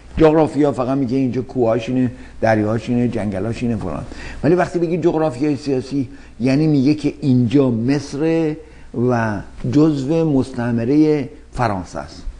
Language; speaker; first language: Persian; native; Persian